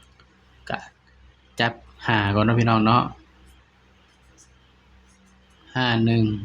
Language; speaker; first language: Thai; non-native, local second language; Lao